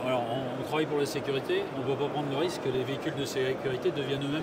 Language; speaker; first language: French; native; French